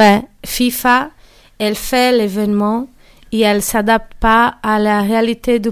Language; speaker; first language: French; non-native, learner; Portuguese